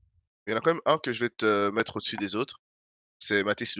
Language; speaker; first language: French; native; French